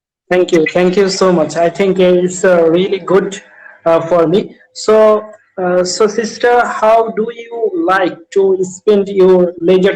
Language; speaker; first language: English; non-native, learner; Bangla